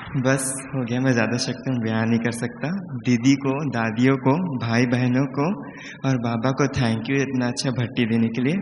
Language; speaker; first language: Hindi; native; Hindi